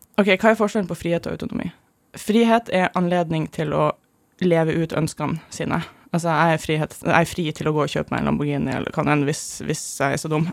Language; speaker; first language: Norwegian; early bilingual, other home language; German